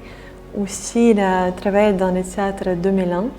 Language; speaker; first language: French; non-native, fluent; Russian